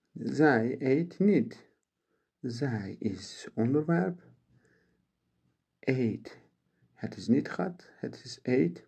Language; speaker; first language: Dutch; non-native, learner; Turkish